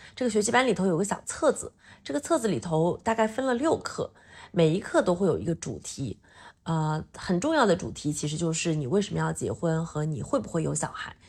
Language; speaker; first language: Chinese; native; Chinese